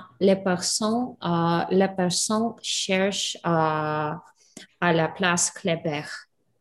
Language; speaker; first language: French; non-native, learner; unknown